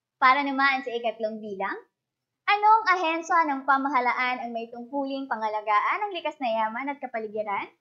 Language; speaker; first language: Filipino; native; Filipino